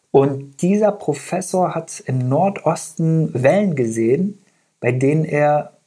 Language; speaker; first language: German; early bilingual, other home language; Persian